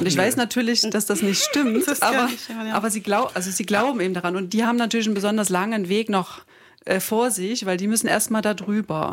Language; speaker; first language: German; native; German